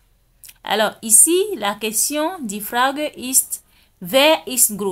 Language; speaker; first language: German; non-native, fluent; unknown